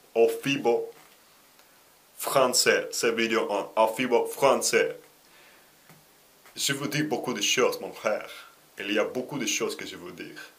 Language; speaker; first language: French; non-native, learner; Russian